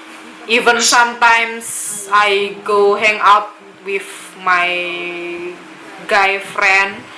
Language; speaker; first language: English; non-native, local second language; Indonesian